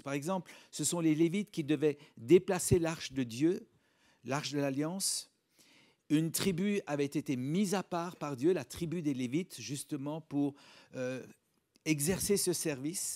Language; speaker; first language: French; native; French